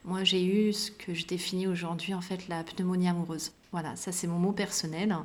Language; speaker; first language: French; early bilingual, other home language; Arabic